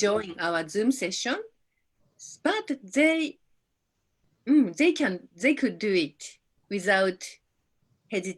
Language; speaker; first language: English; non-native, learner; Japanese